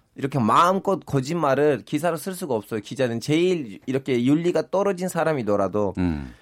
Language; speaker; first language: Korean; non-native, fluent; Turkish